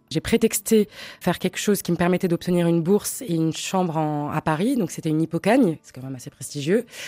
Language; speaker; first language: French; non-native, local second language; Arabic